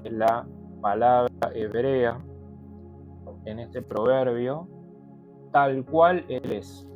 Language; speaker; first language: Spanish; native; Spanish